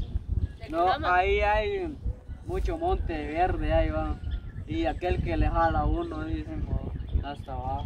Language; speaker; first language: Spanish; native; Spanish